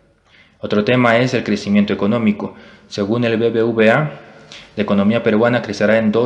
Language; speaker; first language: Spanish; native; Spanish